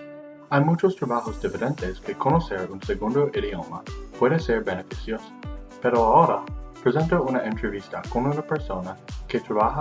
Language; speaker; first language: Spanish; non-native, learner; English